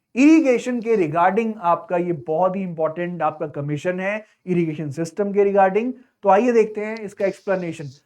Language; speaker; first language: Hindi; native; Hindi